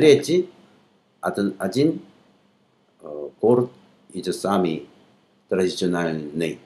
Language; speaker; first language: Russian; non-native, learner; Korean